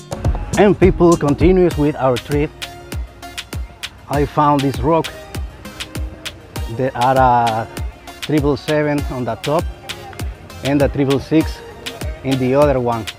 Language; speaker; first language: English; non-native, learner; Spanish